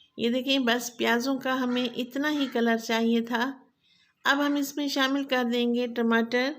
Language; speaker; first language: Urdu; non-native, local second language; Saraiki